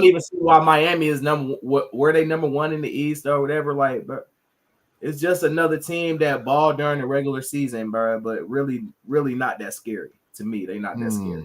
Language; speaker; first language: English; native; English